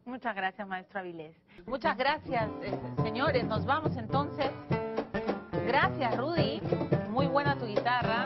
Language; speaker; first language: Spanish; native; Spanish